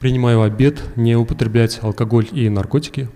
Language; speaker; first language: Russian; native; Russian